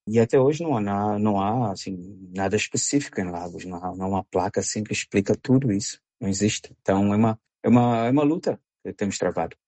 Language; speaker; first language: Portuguese; native; Portuguese